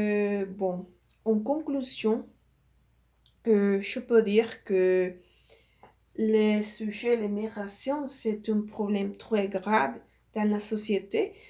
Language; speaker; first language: French; non-native, learner; Spanish